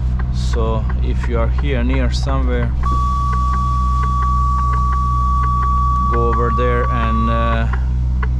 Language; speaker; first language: English; non-native, learner; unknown